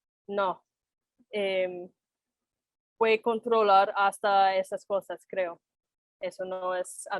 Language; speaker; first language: Spanish; non-native, fluent; English